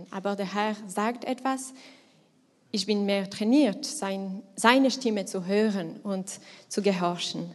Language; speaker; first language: German; non-native, learner; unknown